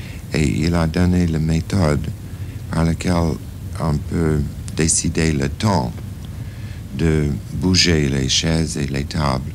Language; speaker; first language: French; non-native, fluent; English